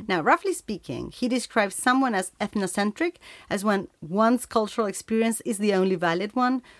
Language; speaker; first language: English; non-native, fluent; Spanish